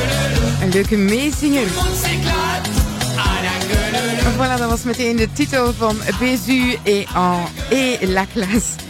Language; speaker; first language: Dutch; native; Dutch